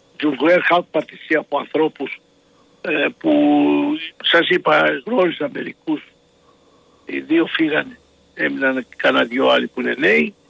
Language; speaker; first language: Greek; early bilingual, heritage; Greek